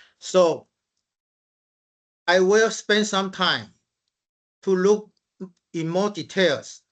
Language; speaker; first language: English; non-native, fluent; Chinese